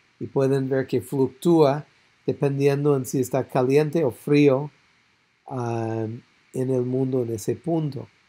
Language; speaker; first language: Spanish; non-native, fluent; English